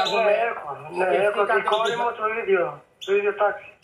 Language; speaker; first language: Greek; non-native, fluent; Albanian